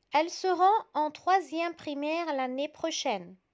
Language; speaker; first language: French; non-native, fluent; Arabic